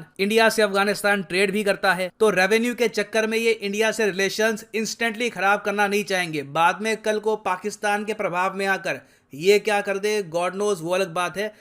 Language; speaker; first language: Hindi; native; Hindi